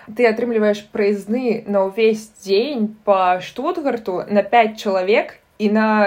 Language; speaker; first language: Belarusian; non-native, local second language; Russian